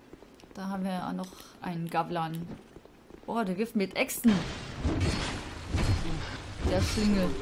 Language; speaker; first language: German; native; German